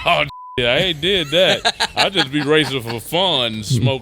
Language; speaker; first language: English; native; English